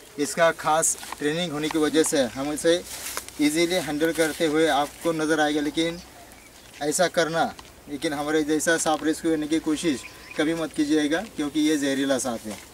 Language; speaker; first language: Hindi; non-native, local second language; Marathi